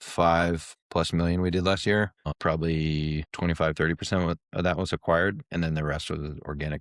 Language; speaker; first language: English; native; English